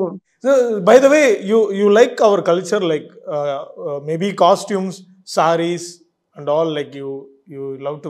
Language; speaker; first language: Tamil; native; Tamil